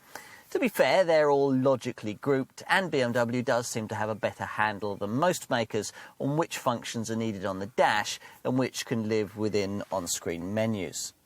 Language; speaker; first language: English; native; English